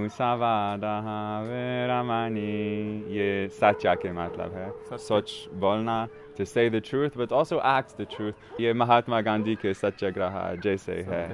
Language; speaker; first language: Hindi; non-native, learner; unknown